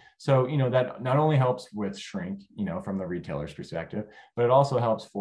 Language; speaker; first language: English; native; English